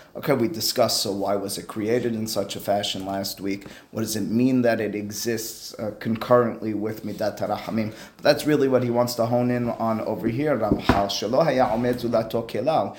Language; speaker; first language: English; native; English